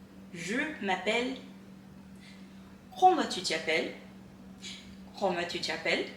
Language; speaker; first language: French; non-native, learner; English